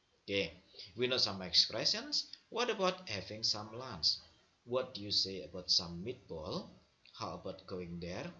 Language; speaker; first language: English; non-native, fluent; Indonesian